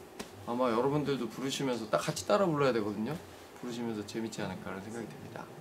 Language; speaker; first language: Korean; native; Korean